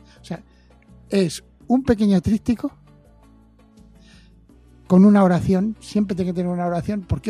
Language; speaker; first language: Spanish; native; Spanish